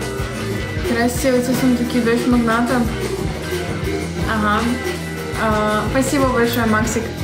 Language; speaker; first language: Russian; native; Russian